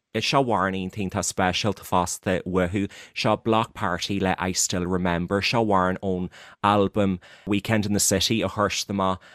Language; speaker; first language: Irish; native; Irish